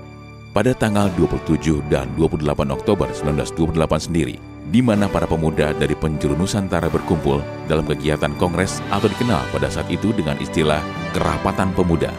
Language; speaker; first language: Indonesian; native; Indonesian